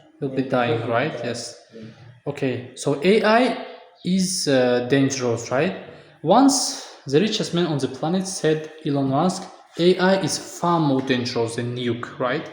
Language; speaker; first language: English; non-native, fluent; Tajik